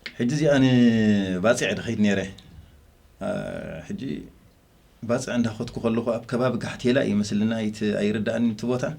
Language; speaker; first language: Tigrinya; native; Tigrinya